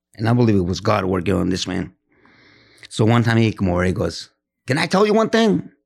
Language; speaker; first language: English; non-native, fluent; Spanish